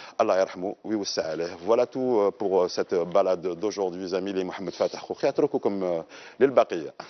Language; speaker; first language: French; non-native, local second language; Arabic